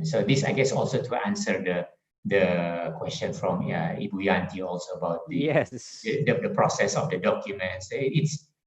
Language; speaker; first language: English; non-native, fluent; Indonesian